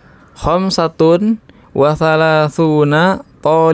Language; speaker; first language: Arabic; non-native, learner; Indonesian